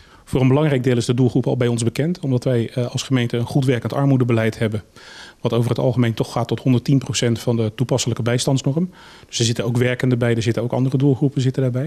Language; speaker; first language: Dutch; native; Dutch